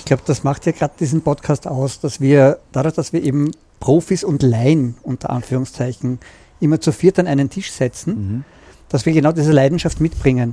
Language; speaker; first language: German; native; German